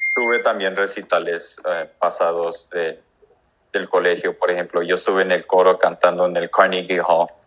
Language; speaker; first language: Spanish; early bilingual, heritage; English